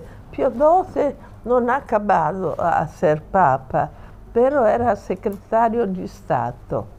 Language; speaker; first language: Spanish; non-native, fluent; Italian